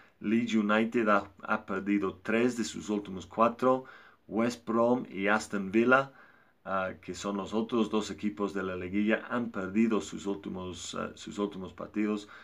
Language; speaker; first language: Spanish; non-native, fluent; English